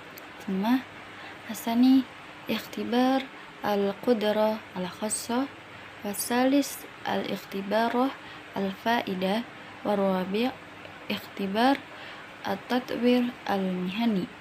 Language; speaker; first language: Arabic; non-native, learner; Indonesian